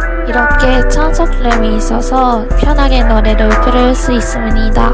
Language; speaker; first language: Korean; non-native, learner; Japanese